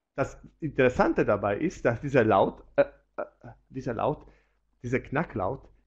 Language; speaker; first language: German; non-native, fluent; Polish